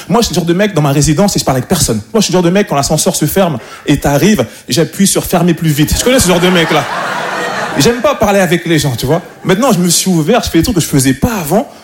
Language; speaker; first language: French; native; French